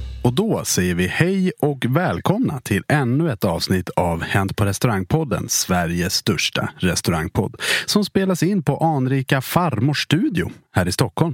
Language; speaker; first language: Swedish; native; Swedish